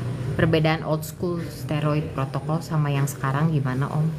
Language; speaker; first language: Indonesian; native; Indonesian